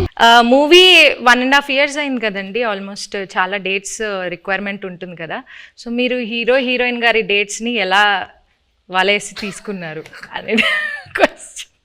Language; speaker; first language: Telugu; native; Telugu